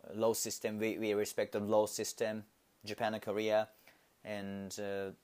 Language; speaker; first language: English; non-native, fluent; Japanese